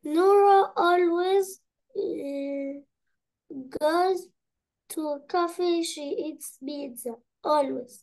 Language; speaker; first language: English; non-native, learner; Arabic